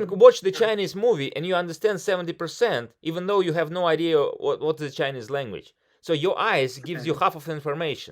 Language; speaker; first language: English; non-native, fluent; Russian